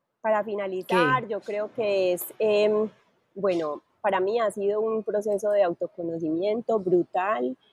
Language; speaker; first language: Spanish; native; Spanish